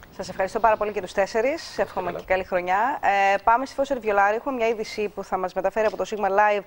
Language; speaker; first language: Greek; native; Greek